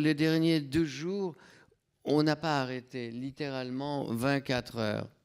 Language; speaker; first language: French; non-native, fluent; Polish